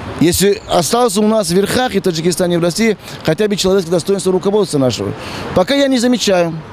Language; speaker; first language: Russian; non-native, local second language; Tajik